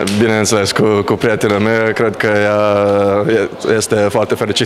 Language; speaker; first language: Romanian; non-native, learner; Bulgarian